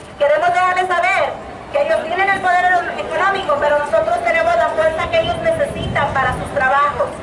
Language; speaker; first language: Spanish; native; Spanish